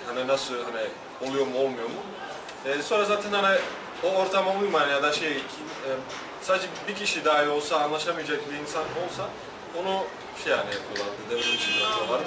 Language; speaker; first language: Turkish; non-native, fluent; Slovak